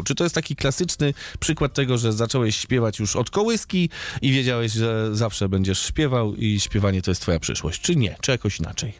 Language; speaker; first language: Polish; native; Polish